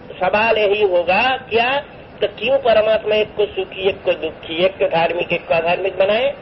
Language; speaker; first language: Hindi; non-native, local second language; Bangla